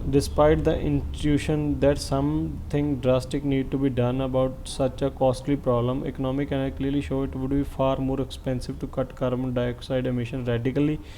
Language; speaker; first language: English; non-native, local second language; Punjabi